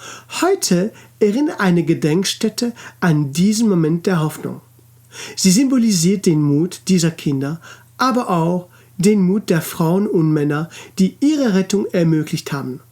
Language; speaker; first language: German; non-native, local second language; French